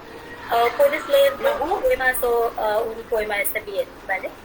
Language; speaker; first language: Spanish; non-native, fluent; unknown